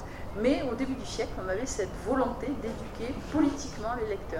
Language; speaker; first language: French; native; French